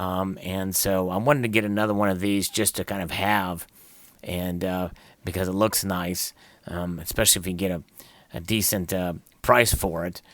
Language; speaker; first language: English; native; English